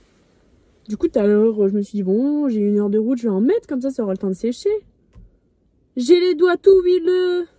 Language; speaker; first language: French; native; French